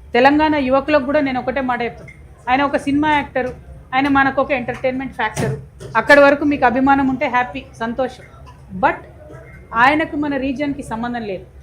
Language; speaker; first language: Telugu; native; Telugu